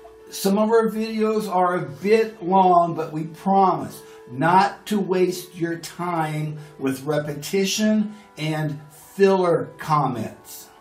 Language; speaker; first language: English; native; English